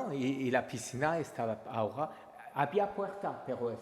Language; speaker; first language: Spanish; non-native, learner; French